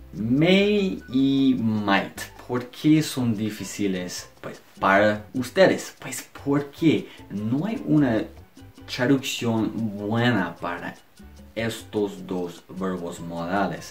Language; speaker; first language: Spanish; non-native, fluent; English